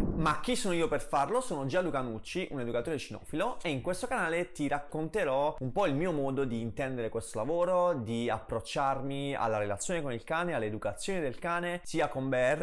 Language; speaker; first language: Italian; native; Italian